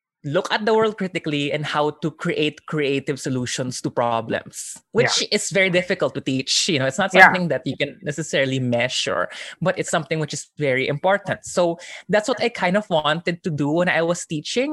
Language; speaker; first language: English; non-native, local second language; Filipino